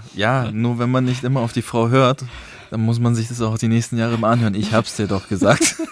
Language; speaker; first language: German; early bilingual, other home language; Turkish